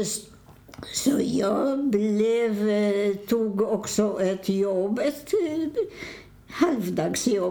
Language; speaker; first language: Swedish; non-native, fluent; Polish